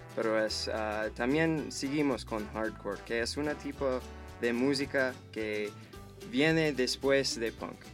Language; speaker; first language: Spanish; non-native, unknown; English